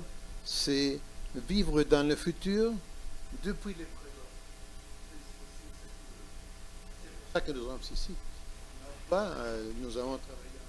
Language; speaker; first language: French; non-native, learner; Spanish